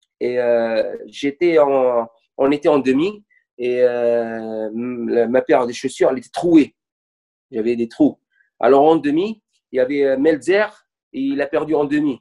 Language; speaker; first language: French; non-native, local second language; Arabic